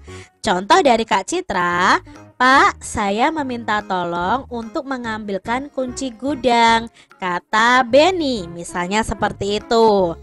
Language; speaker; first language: Indonesian; native; Indonesian